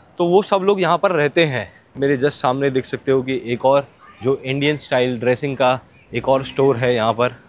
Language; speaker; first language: Hindi; native; Hindi